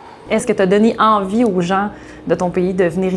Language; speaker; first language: French; native; French